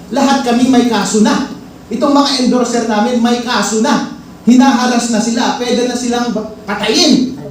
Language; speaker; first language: Filipino; non-native, local second language; Iloko